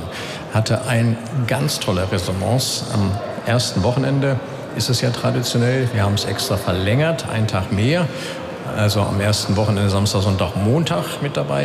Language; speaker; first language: German; native; German